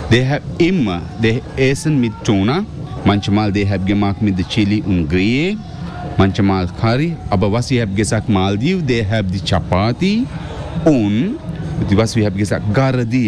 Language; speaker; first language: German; non-native, learner; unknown